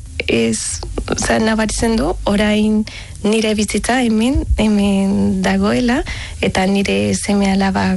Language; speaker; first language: Basque; non-native, learner; Spanish